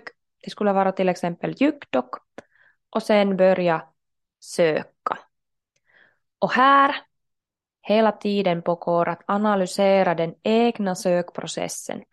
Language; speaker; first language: Swedish; non-native, local second language; Finnish